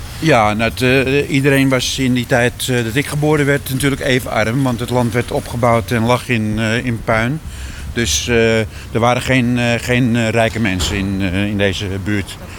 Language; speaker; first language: Dutch; native; Dutch